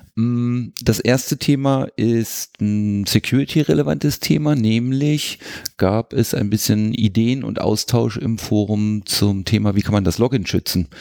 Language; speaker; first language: German; native; German